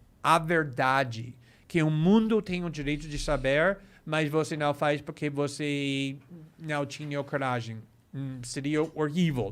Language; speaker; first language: Portuguese; non-native, fluent; English